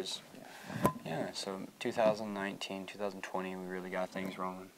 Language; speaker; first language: English; native; English